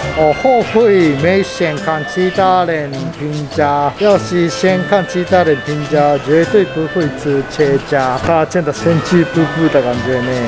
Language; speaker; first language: Chinese; non-native, fluent; Japanese